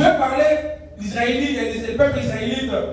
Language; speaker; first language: French; non-native, local second language; Lingala